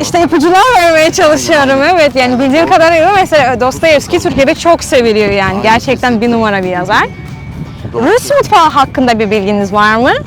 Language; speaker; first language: Turkish; non-native, fluent; Russian